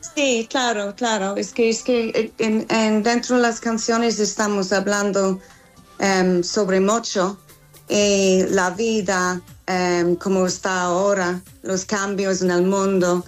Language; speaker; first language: Spanish; non-native, fluent; English